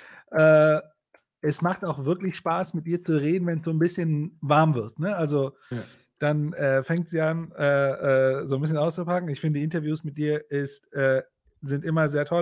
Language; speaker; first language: German; native; German